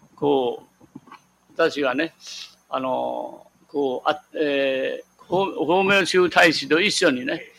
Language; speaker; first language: Japanese; non-native, local second language; Min Nan Chinese